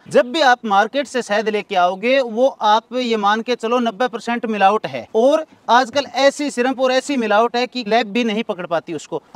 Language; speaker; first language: Hindi; native; Hindi